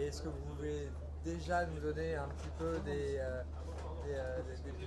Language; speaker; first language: French; native; French